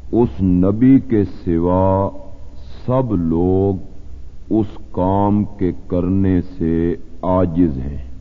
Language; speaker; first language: Urdu; non-native, local second language; Punjabi